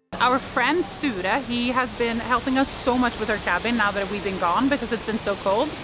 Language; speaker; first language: English; non-native, fluent; Swedish